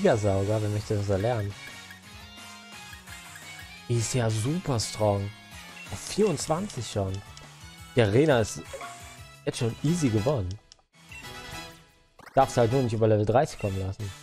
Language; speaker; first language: German; native; German